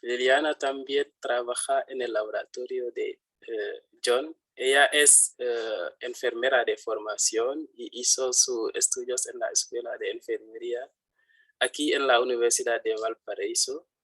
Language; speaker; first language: Spanish; non-native, fluent; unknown